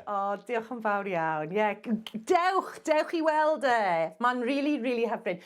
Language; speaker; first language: Welsh; non-native, local second language; English